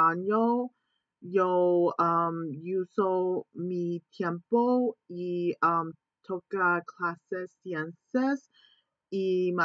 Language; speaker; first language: Spanish; non-native, learner; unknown